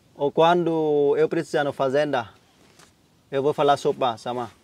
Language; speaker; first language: Portuguese; non-native, learner; Vietnamese